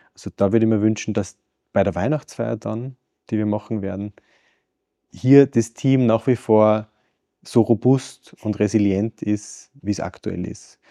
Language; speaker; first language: German; native; German